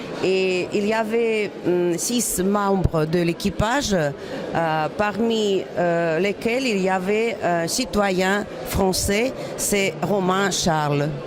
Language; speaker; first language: French; non-native, fluent; Russian